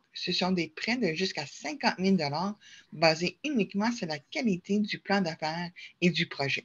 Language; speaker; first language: French; native; French